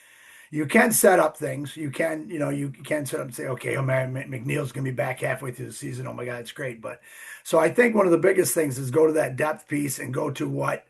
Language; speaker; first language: English; native; English